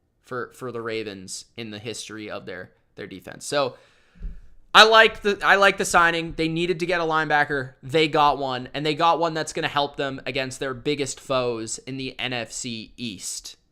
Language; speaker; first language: English; native; English